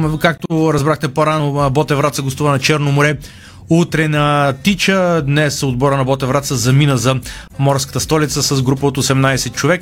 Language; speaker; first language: Bulgarian; native; Bulgarian